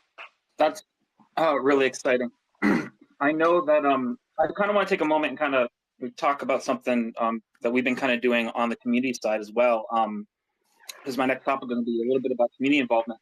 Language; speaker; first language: English; native; English